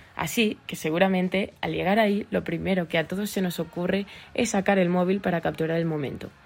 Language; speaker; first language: Spanish; native; Spanish